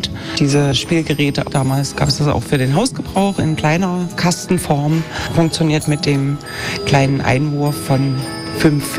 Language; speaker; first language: German; native; German